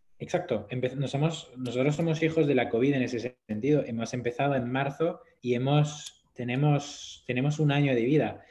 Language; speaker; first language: Spanish; non-native, fluent; Portuguese